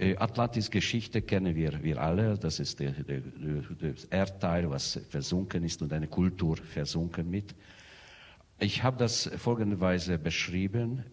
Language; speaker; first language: German; non-native, fluent; Hungarian